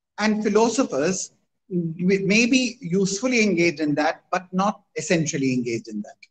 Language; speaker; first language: English; non-native, local second language; Hindi